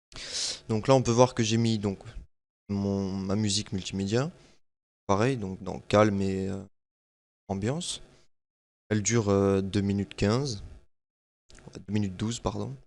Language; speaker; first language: French; native; French